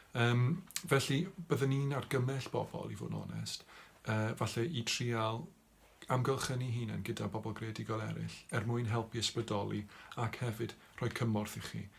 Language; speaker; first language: Welsh; non-native, local second language; English